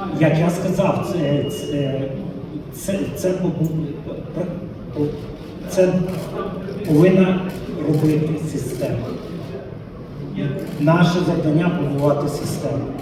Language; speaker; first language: Ukrainian; non-native, local second language; Russian